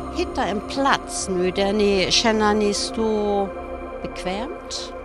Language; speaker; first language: Swedish; non-native, fluent; German